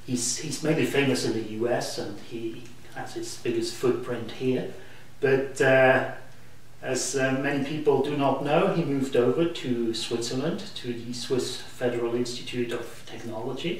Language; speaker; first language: English; non-native, fluent; German